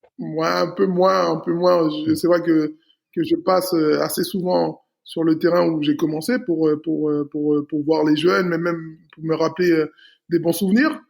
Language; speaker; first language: French; native; French